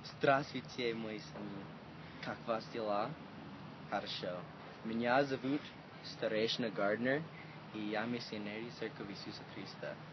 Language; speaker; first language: Russian; non-native, learner; English